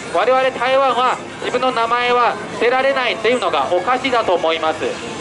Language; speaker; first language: Japanese; non-native, fluent; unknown